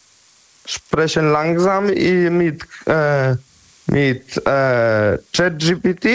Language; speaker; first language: German; non-native, learner; Polish